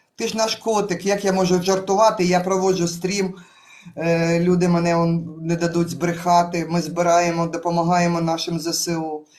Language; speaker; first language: Ukrainian; native; Ukrainian